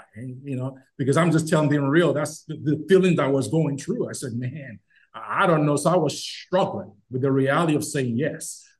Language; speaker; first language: English; non-native, local second language; Yoruba